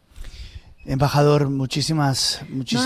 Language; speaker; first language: Spanish; native; Spanish